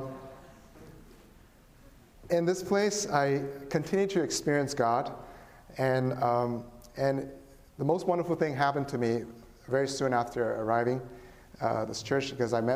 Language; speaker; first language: English; non-native, local second language; Chinese